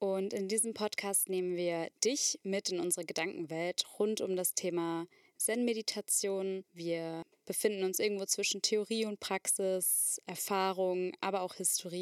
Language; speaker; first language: German; native; German